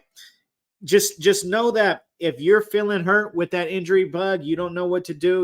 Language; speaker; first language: English; native; English